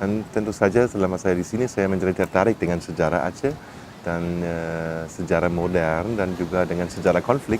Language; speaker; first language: Indonesian; non-native, fluent; German